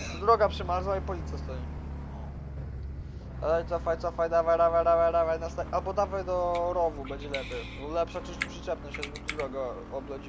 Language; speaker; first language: Polish; native; Polish